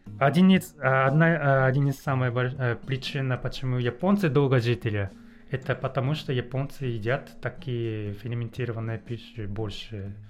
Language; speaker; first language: Russian; non-native, learner; Japanese